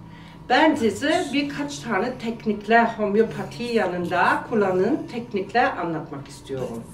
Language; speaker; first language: Turkish; non-native, learner; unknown